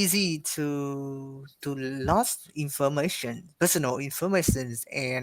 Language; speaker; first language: English; non-native, learner; Vietnamese